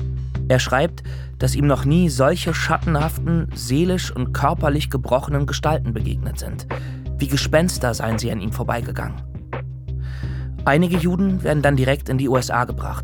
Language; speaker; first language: German; native; German